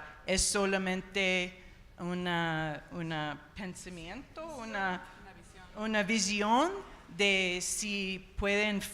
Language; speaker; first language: Spanish; non-native, learner; English